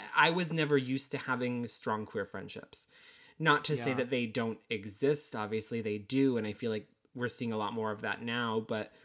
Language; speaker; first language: English; native; English